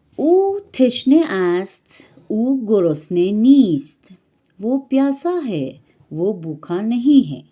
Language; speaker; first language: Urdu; non-native, fluent; Persian